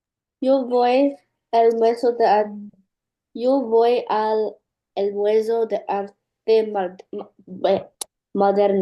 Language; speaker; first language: Spanish; non-native, learner; English